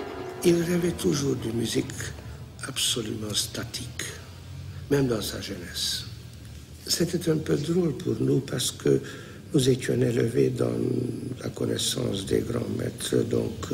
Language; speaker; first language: French; non-native, fluent; Hungarian